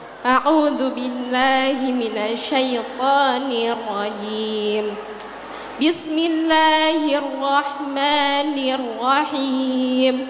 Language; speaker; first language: Arabic; non-native, learner; Indonesian